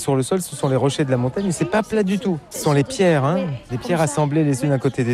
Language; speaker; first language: French; native; French